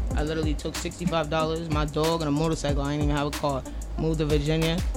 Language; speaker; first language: English; native; English